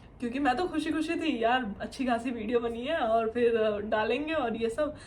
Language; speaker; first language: Hindi; native; Hindi